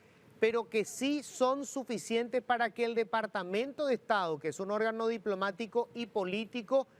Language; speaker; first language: Spanish; native; Spanish